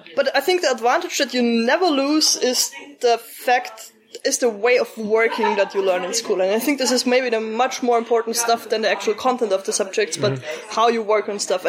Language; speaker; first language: English; early bilingual, other home language; German